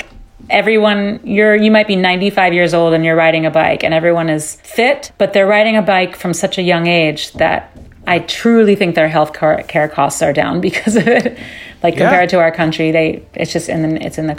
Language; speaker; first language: English; early bilingual, other home language; Dutch